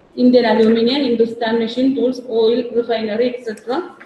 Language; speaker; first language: English; non-native, local second language; Malayalam